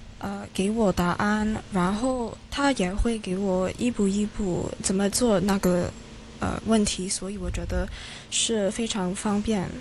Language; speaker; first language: Chinese; non-native, local second language; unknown